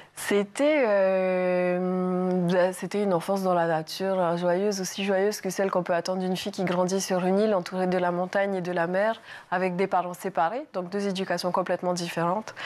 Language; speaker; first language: French; native; French